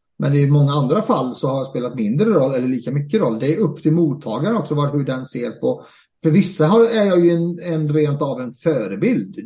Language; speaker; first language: Swedish; early bilingual, other home language; Arabic